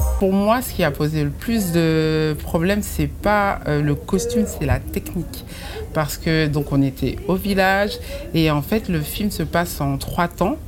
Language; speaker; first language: French; non-native, local second language; Fula